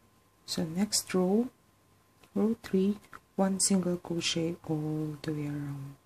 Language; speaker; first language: English; non-native, fluent; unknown